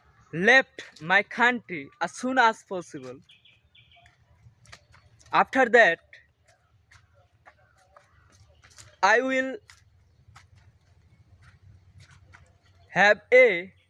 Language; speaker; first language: English; non-native, learner; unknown